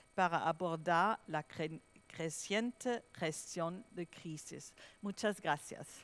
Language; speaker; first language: Spanish; non-native, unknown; German